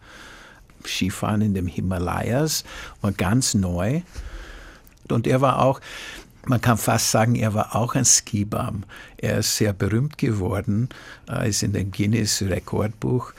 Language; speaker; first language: German; non-native, fluent; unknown